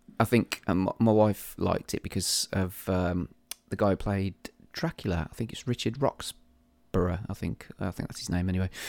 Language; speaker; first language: English; native; English